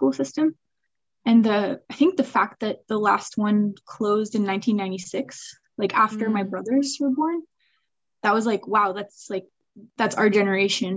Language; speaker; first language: English; early bilingual, other home language; Swiss German